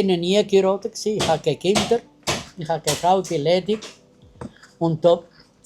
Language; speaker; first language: German; non-native, learner; Italian